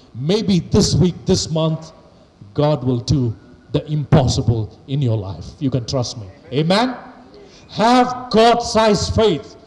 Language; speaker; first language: English; non-native, local second language; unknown